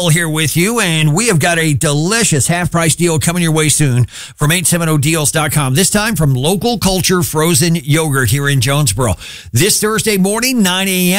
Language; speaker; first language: English; native; English